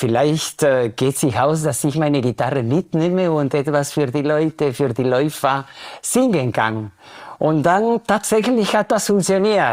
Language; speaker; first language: German; non-native, fluent; Spanish